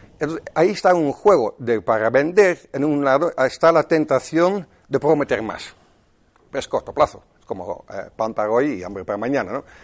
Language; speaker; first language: Spanish; non-native, fluent; Dutch